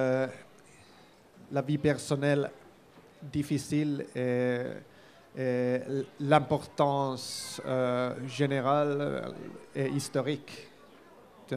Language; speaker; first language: French; non-native, learner; Finnish